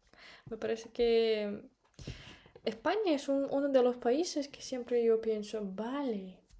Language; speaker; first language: Spanish; non-native, fluent; Russian